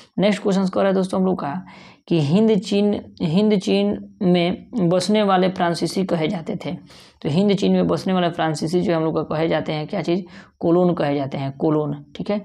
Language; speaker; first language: Hindi; native; Hindi